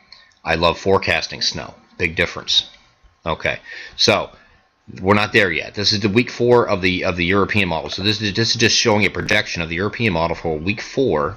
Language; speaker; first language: English; native; English